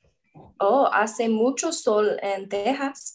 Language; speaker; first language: Spanish; non-native, learner; English